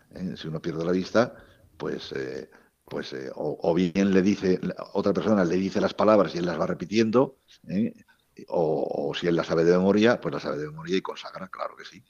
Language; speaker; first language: Spanish; native; Spanish